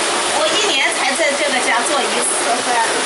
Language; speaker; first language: Chinese; native; Chinese